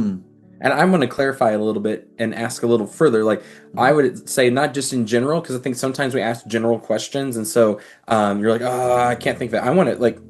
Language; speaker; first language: English; native; English